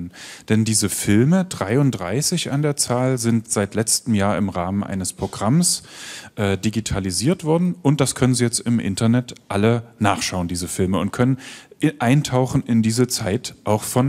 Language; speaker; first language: German; native; German